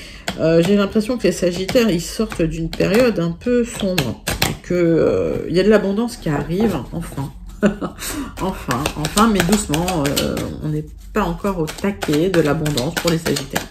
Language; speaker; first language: French; native; French